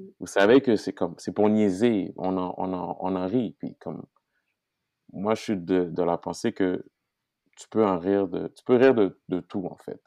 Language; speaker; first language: French; non-native, local second language; Haitian Creole